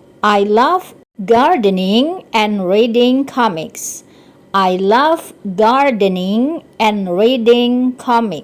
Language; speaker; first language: English; non-native, fluent; Indonesian